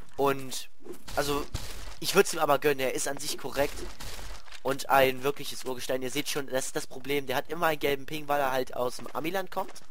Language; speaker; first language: German; native; German